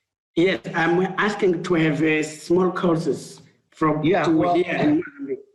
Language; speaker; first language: English; non-native, learner; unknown